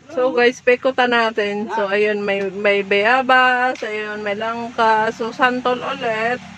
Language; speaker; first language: Filipino; non-native, local second language; Bikol